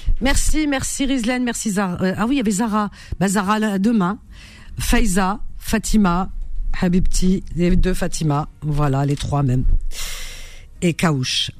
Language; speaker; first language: French; native; French